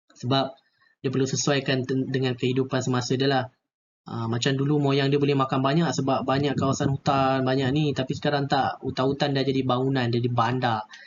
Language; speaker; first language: Malay; native; Malay